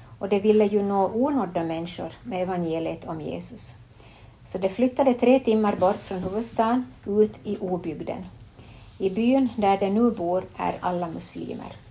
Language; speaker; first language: Swedish; native; Swedish